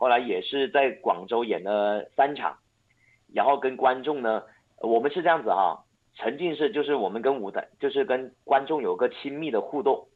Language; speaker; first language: Chinese; non-native, local second language; Hakka Chinese